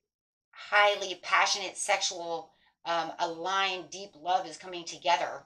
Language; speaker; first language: English; native; English